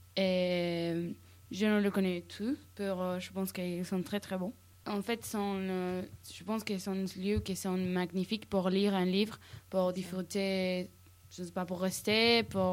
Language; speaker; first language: French; non-native, learner; Spanish